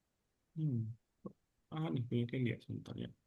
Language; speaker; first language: Indonesian; native; Indonesian